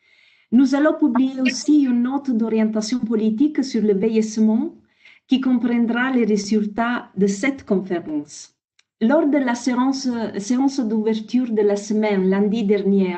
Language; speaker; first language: French; non-native, fluent; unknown